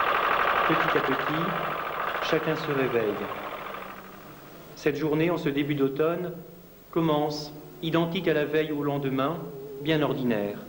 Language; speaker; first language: French; native; French